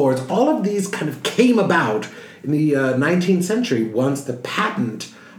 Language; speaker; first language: English; native; English